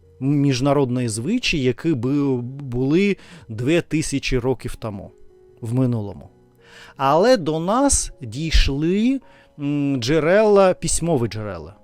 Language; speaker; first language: Ukrainian; non-native, fluent; Russian